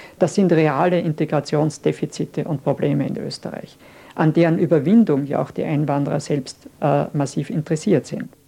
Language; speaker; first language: German; native; German